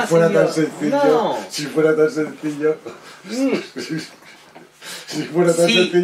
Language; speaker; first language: Spanish; native; Spanish